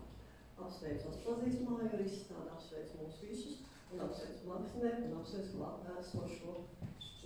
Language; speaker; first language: Latvian; native; Latvian